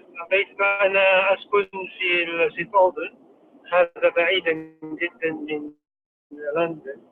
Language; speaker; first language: Arabic; non-native, learner; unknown